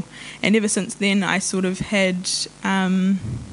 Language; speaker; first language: English; non-native, local second language; Māori